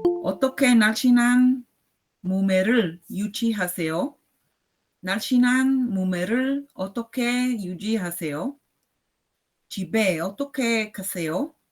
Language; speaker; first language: Korean; non-native, learner; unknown